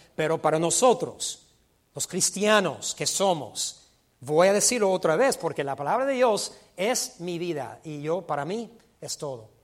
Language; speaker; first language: Spanish; non-native, fluent; English